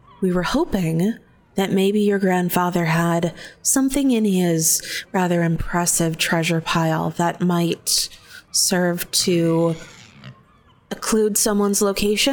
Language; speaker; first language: English; native; English